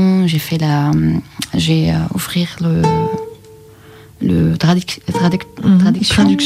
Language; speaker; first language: French; non-native, learner; Arabic